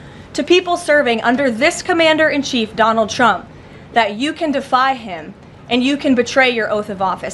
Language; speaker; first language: English; native; English